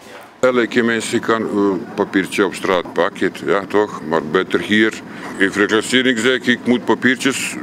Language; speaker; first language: Dutch; non-native, learner; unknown